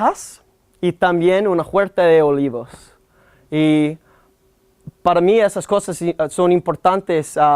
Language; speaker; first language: Spanish; non-native, learner; English